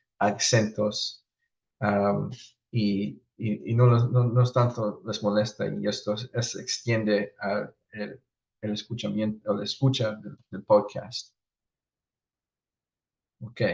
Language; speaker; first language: Spanish; early bilingual, heritage; Spanish